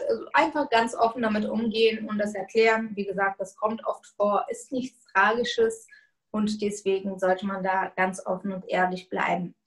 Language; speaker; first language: German; non-native, fluent; Bulgarian